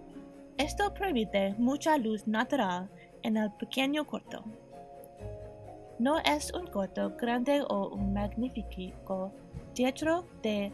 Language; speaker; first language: Spanish; non-native, learner; English